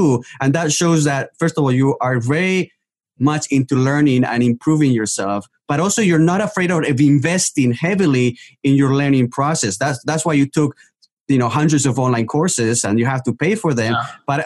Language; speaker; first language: English; non-native, fluent; Spanish